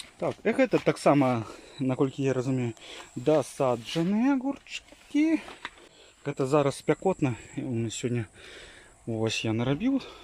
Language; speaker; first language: Belarusian; native; Belarusian